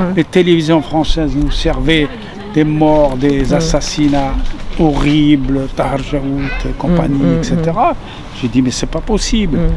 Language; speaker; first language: French; non-native, local second language; Arabic